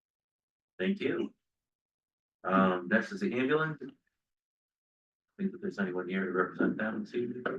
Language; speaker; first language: English; native; English